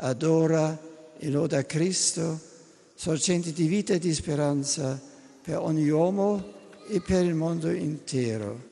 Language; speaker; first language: Italian; non-native, fluent; German